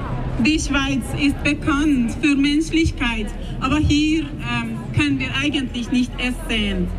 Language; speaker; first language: German; non-native, fluent; Persian